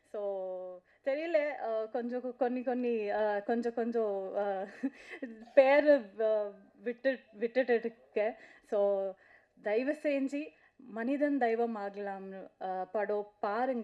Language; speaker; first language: Tamil; non-native, learner; Kannada